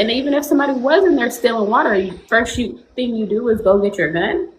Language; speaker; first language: English; native; English